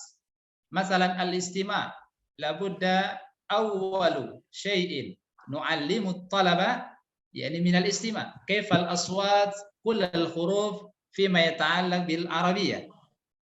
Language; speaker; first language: Arabic; non-native, fluent; Indonesian